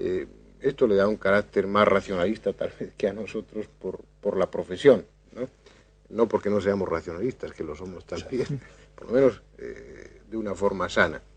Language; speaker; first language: Spanish; native; Spanish